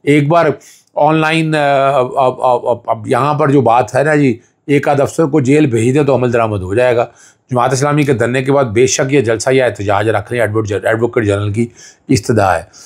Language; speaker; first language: Urdu; non-native, local second language; Punjabi